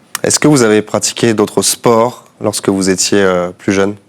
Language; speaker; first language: French; native; French